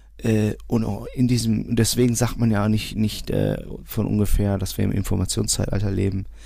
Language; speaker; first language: German; early bilingual, other home language; Portuguese